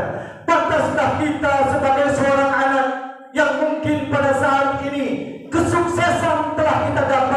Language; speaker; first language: Indonesian; native; Indonesian